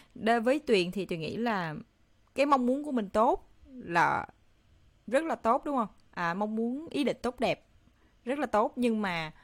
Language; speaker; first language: Vietnamese; native; Vietnamese